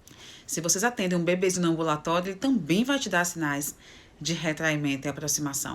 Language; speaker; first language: Portuguese; native; Portuguese